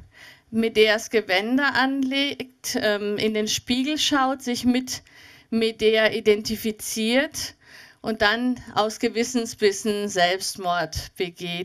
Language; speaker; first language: German; native; German